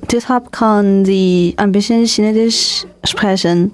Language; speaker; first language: German; non-native, learner; Chinese